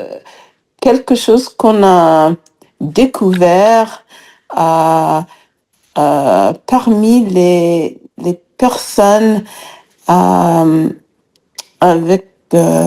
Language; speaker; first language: French; non-native, fluent; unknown